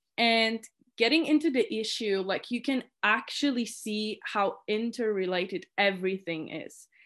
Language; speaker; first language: English; non-native, fluent; Polish